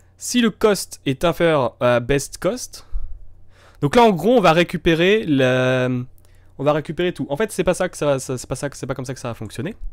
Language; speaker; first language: French; native; French